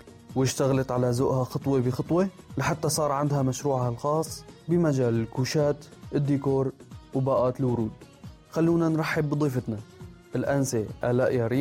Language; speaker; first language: Arabic; native; Arabic